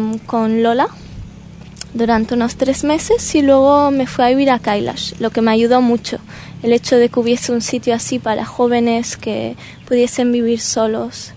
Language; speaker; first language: Spanish; early bilingual, heritage; Spanish